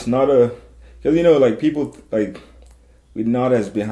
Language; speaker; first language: English; non-native, local second language; Zulu